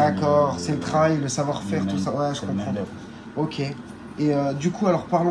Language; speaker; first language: French; native; French